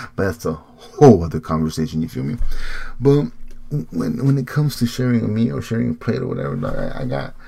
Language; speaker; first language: English; early bilingual, heritage; Spanish